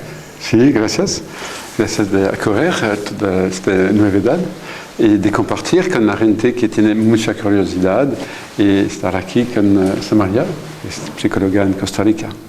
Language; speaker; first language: Spanish; non-native, fluent; French